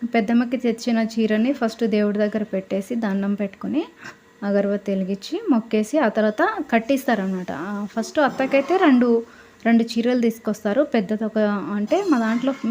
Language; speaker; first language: Telugu; non-native, local second language; Lambadi